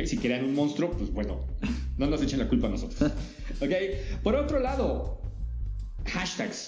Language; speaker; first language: Spanish; native; Spanish